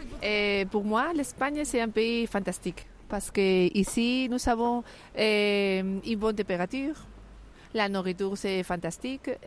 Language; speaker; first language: French; non-native, fluent; Spanish